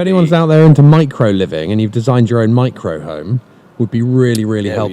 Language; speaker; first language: English; native; English